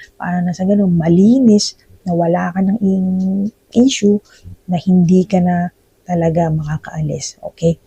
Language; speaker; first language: Filipino; native; Filipino